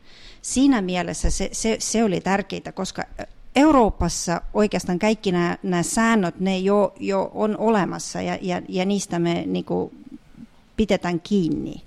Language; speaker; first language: Finnish; non-native, fluent; Russian